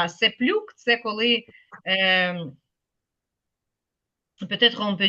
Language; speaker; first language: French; non-native, fluent; Ukrainian